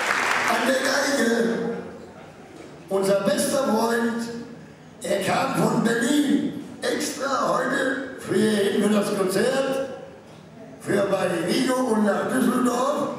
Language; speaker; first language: German; non-native, local second language; Romany